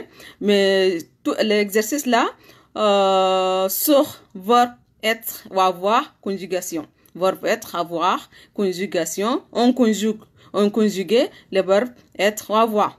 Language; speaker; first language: French; non-native, learner; Arabic